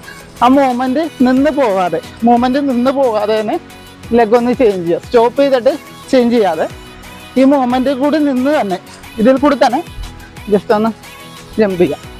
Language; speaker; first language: Malayalam; native; Malayalam